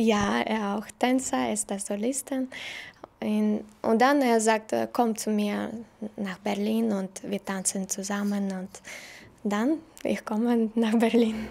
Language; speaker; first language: German; non-native, learner; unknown